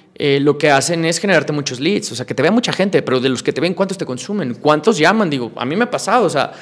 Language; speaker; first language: Spanish; native; Spanish